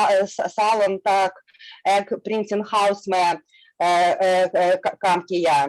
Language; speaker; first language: Hindi; non-native, learner; Russian